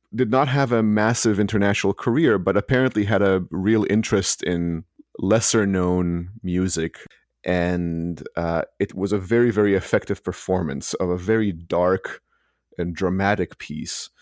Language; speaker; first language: English; early bilingual, other home language; Hebrew